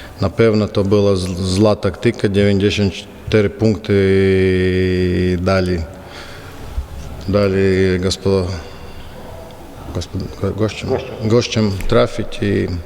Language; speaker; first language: Polish; non-native, learner; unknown